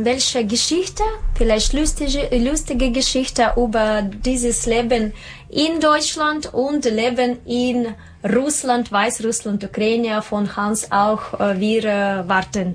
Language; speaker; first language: German; non-native, learner; Russian